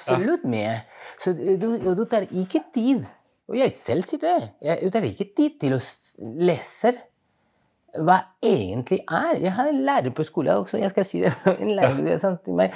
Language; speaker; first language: Norwegian; non-native, fluent; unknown